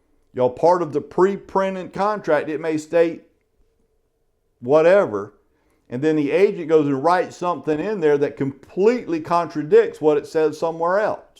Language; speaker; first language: English; native; English